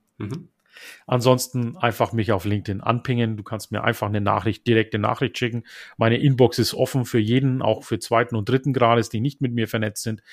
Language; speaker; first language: German; early bilingual, other home language; Turkish